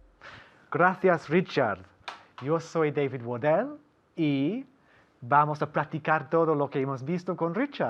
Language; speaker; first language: Spanish; non-native, fluent; English